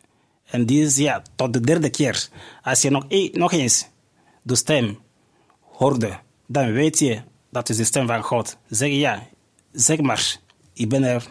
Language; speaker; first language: Dutch; non-native, fluent; Igbo